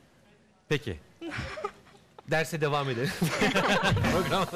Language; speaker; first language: Turkish; native; Turkish